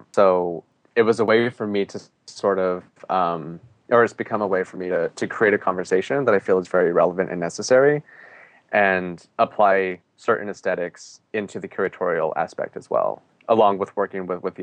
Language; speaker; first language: English; native; English